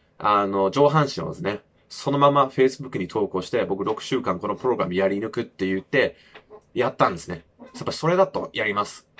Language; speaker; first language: Japanese; non-native, fluent; English